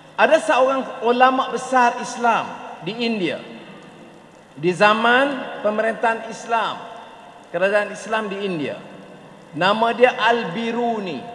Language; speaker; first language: Malay; native; Malay